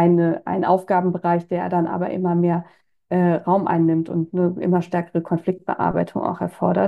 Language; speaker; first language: German; native; German